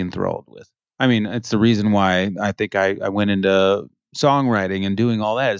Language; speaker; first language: English; early bilingual, other home language; French